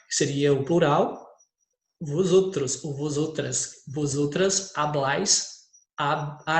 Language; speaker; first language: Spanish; non-native, fluent; Portuguese